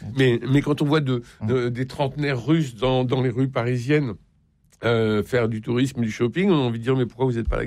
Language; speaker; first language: French; native; French